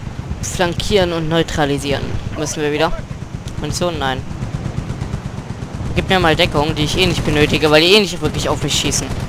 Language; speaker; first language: German; native; German